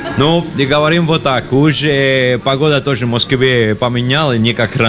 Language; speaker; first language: Russian; non-native, learner; Italian